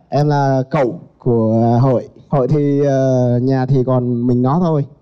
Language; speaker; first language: Vietnamese; non-native, local second language; Tày